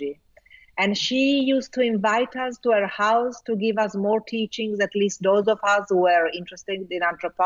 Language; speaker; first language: English; non-native, fluent; Italian